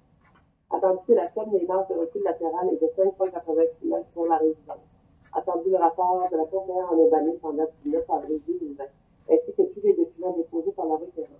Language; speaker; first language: French; native; French